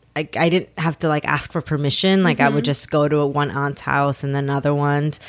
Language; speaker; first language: English; early bilingual, other home language; Spanish